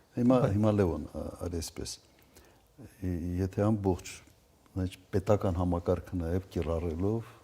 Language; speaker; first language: Armenian; native; Armenian